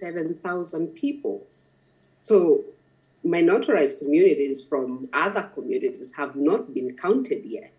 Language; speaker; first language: English; non-native, local second language; Masai